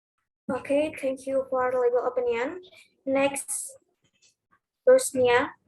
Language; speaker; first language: English; non-native, learner; Indonesian